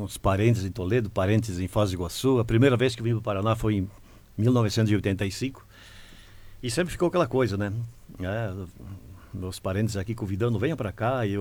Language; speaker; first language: Portuguese; native; Portuguese